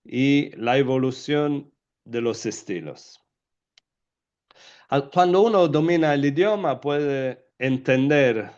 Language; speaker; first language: Spanish; non-native, fluent; Italian